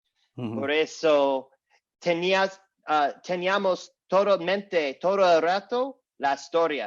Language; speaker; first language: Spanish; non-native, learner; English